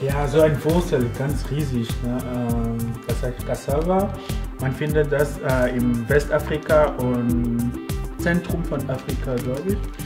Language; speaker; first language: German; non-native, fluent; Ewe